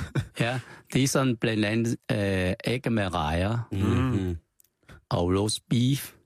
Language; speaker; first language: Danish; non-native, fluent; Chinese